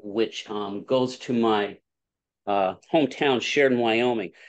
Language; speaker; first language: English; native; English